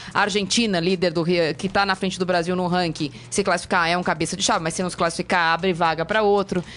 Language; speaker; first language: Portuguese; native; Portuguese